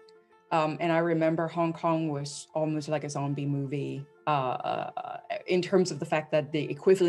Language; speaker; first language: English; non-native, local second language; Cantonese